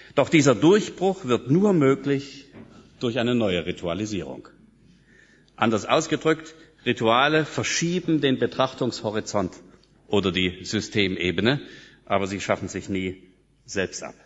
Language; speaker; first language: German; native; German